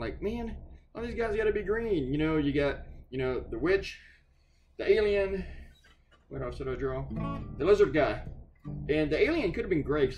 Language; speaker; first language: English; native; English